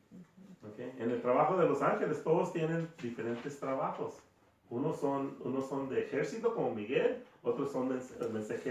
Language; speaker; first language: Spanish; early bilingual, heritage; Spanish